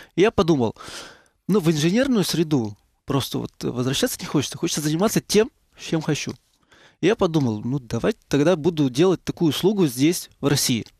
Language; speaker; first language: Russian; native; Russian